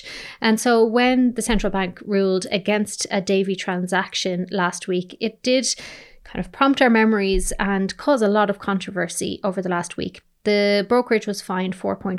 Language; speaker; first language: English; native; English